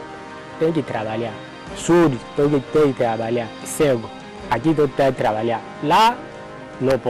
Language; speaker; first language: Portuguese; non-native, learner; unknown